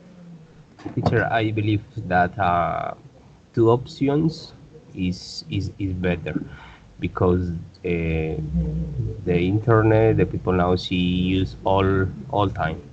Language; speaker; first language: English; non-native, learner; Spanish